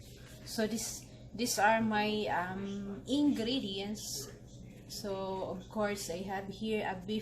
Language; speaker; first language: English; non-native, local second language; Filipino